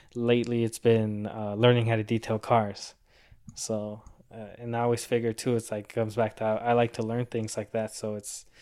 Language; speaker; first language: English; native; English